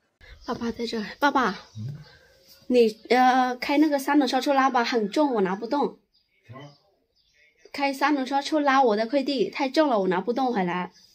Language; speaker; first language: Chinese; non-native, fluent; Lao